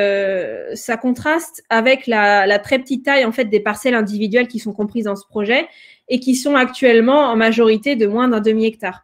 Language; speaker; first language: French; native; French